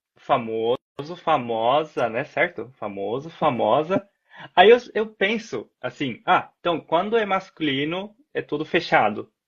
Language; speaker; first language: Portuguese; non-native, fluent; Japanese